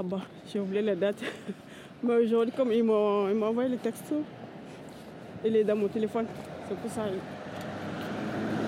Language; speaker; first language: French; non-native, learner; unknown